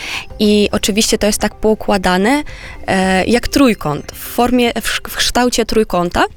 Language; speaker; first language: Polish; non-native, fluent; Romanian